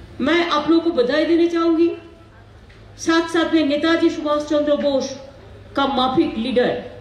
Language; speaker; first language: Hindi; non-native, local second language; Bangla